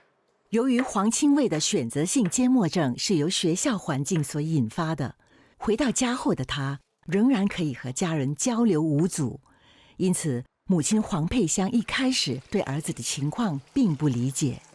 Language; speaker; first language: Chinese; native; Chinese